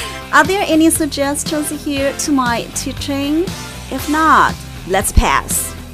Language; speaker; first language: English; non-native, fluent; Chinese